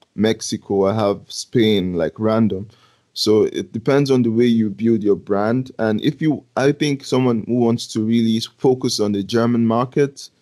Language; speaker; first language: English; non-native, local second language; Yoruba